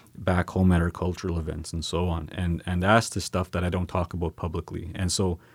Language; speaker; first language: English; native; English